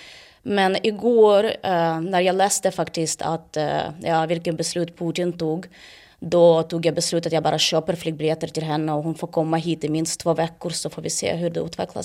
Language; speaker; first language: Swedish; non-native, fluent; Ukrainian